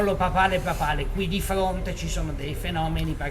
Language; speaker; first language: Italian; native; Italian